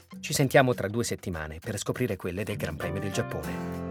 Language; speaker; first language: Italian; native; Italian